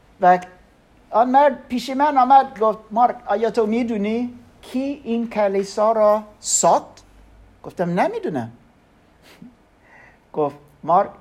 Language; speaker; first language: Persian; non-native, learner; German